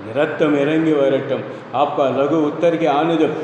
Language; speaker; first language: Hindi; non-native, local second language; Tamil